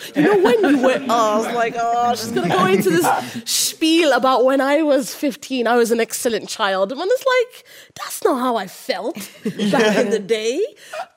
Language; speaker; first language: English; native; English